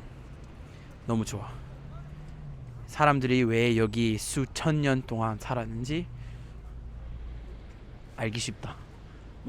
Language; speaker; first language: Korean; non-native, fluent; English